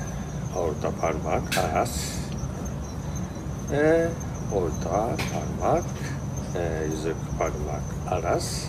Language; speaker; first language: Turkish; non-native, learner; Japanese